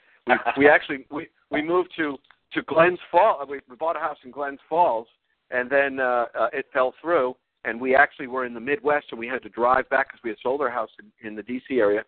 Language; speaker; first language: English; native; English